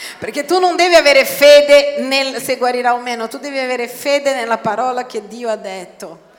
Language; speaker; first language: Italian; non-native, fluent; Portuguese